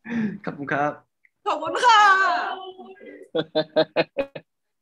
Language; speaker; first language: English; non-native, learner; Thai